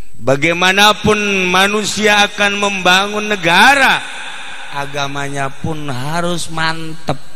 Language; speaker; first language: Indonesian; non-native, local second language; Sundanese